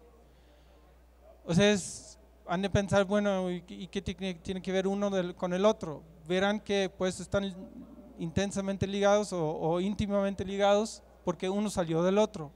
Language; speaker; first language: Spanish; non-native, fluent; German